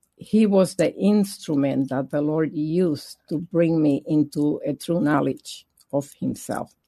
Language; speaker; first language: English; non-native, fluent; Spanish